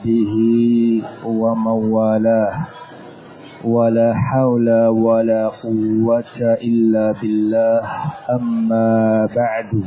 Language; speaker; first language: Arabic; non-native, fluent; Indonesian